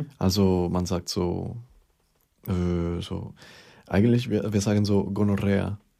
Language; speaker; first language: German; non-native, fluent; Spanish